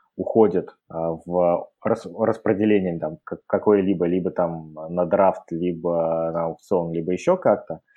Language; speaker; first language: Russian; native; Russian